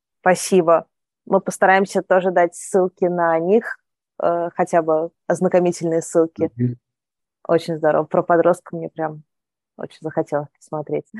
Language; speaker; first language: Russian; native; Russian